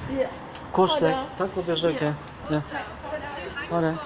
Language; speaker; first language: Norwegian; non-native, learner; Turkish